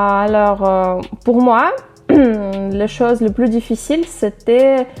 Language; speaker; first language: French; non-native, fluent; Russian